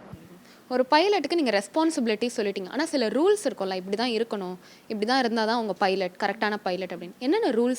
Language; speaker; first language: Tamil; native; Tamil